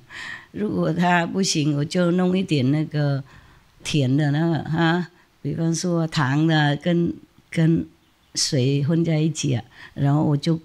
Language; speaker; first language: Chinese; non-native, fluent; Vietnamese